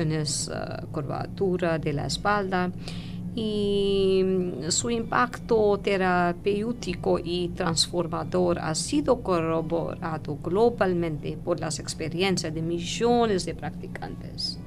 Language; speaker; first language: Spanish; non-native, fluent; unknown